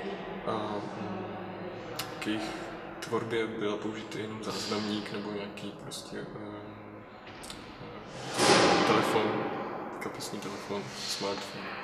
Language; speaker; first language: Czech; native; Czech